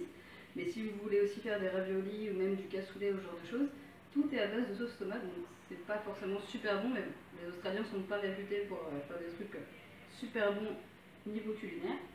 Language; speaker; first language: French; native; French